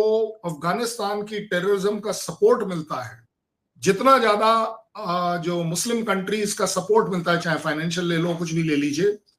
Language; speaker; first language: Hindi; native; Hindi